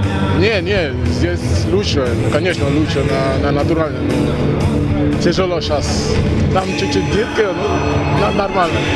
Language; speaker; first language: Russian; non-native, learner; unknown